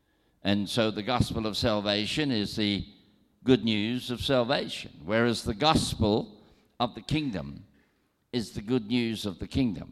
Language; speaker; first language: English; native; English